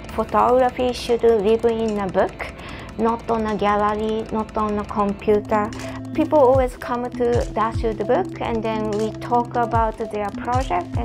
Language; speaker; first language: English; non-native, fluent; Japanese